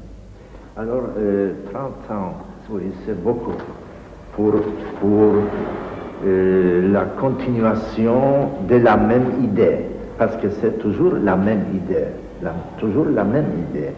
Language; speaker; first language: French; non-native, fluent; Polish